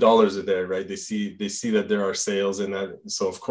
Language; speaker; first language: English; non-native, fluent; French